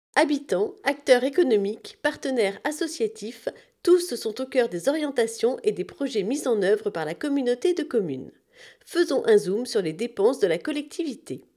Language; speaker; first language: French; native; French